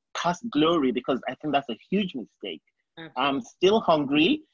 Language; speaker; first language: English; non-native, local second language; Yoruba